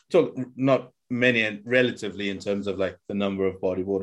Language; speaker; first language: English; native; English